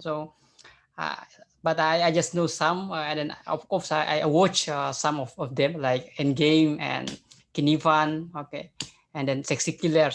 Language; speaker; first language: English; non-native, fluent; Indonesian